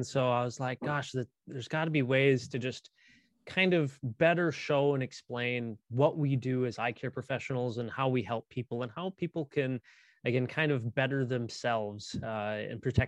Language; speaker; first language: English; native; English